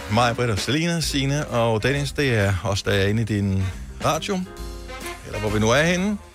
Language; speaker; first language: Danish; native; Danish